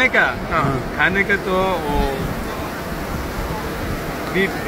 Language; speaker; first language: Hindi; non-native, learner; Bangla